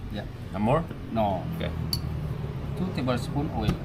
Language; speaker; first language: English; non-native, learner; Indonesian